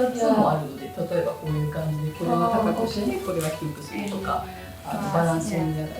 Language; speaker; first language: Japanese; native; Japanese